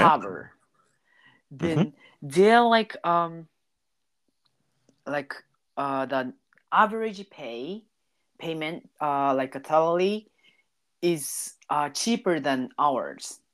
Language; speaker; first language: English; non-native, learner; Japanese